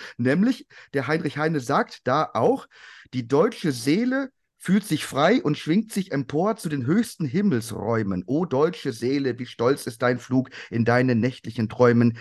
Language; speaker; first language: German; native; German